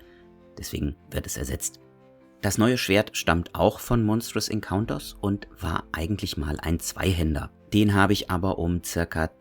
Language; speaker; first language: German; native; German